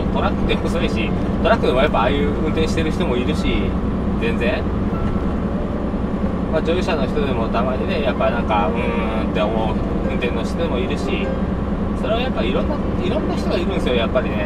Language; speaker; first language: Japanese; native; Japanese